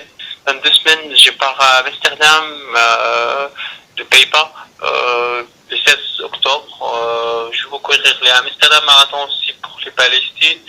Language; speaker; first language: French; non-native, learner; Arabic